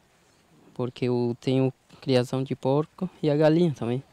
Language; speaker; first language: Portuguese; non-native, local second language; Guarani